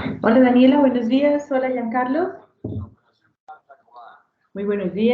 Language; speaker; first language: Spanish; native; Spanish